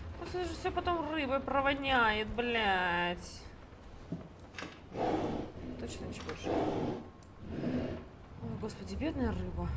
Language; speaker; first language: Russian; native; Russian